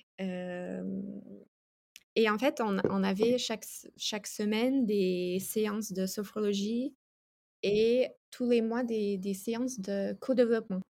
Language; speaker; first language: French; non-native, fluent; English